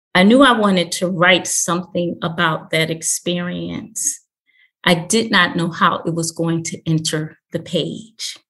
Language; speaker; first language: English; native; English